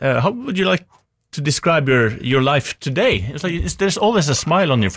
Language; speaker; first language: English; non-native, fluent; Norwegian